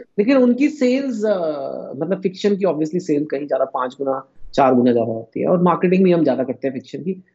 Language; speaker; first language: Hindi; native; Hindi